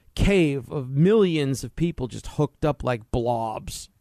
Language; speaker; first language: English; native; English